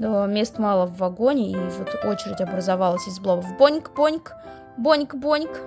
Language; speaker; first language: Russian; native; Russian